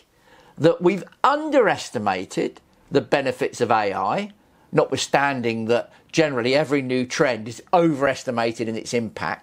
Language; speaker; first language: English; native; English